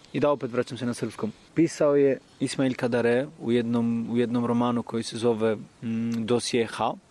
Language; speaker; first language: Serbian; non-native, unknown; Albanian